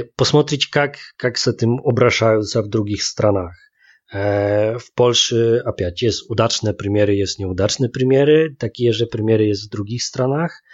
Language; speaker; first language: Russian; non-native, fluent; Polish